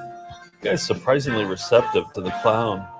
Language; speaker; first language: English; native; English